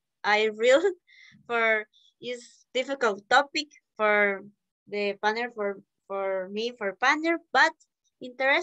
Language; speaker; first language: English; non-native, learner; Spanish